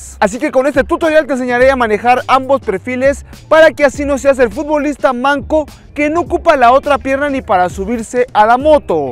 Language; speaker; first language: Spanish; native; Spanish